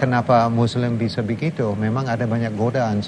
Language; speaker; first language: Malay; non-native, fluent; English